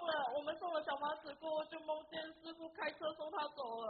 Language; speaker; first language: Chinese; native; Chinese